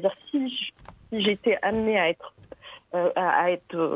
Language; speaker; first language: French; non-native, local second language; Arabic